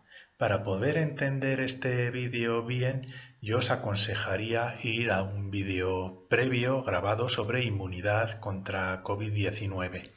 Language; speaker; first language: Spanish; native; Spanish